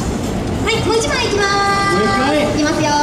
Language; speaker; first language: Japanese; native; Japanese